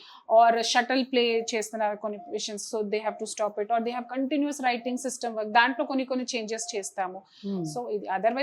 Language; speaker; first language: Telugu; non-native, local second language; Hindi